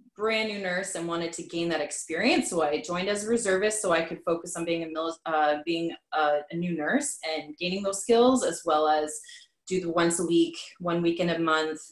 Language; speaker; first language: English; native; English